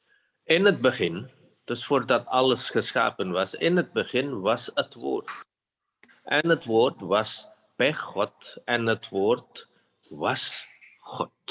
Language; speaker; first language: Dutch; non-native, fluent; Indonesian